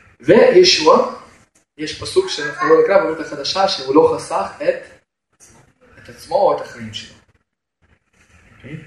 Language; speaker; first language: Hebrew; non-native, fluent; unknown